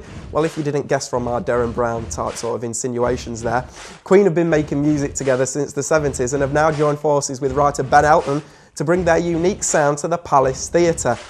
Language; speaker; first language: English; native; English